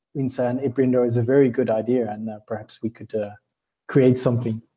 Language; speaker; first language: English; non-native, fluent; Dutch